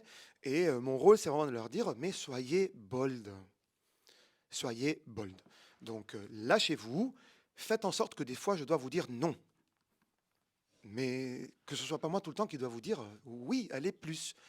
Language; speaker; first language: French; native; French